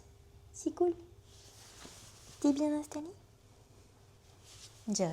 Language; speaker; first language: French; native; French